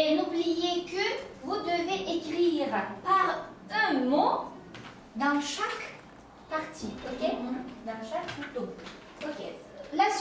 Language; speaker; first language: French; non-native, fluent; Uzbek